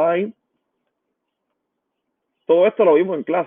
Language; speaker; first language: Spanish; native; Spanish